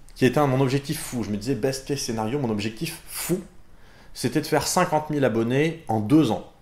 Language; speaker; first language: French; native; French